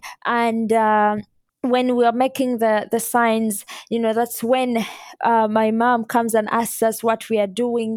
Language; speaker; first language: English; non-native, local second language; Ganda